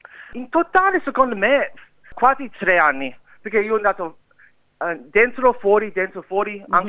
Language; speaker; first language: Italian; non-native, learner; English